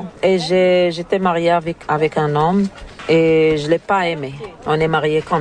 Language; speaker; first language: French; non-native, learner; Arabic